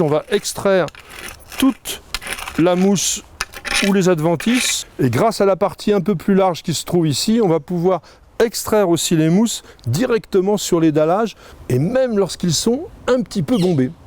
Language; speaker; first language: French; native; French